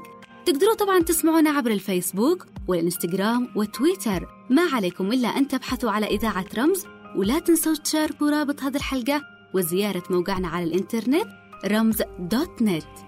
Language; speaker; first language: Arabic; native; Arabic